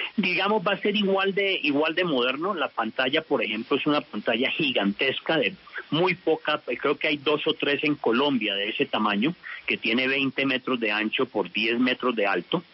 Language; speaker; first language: Spanish; early bilingual, heritage; Spanish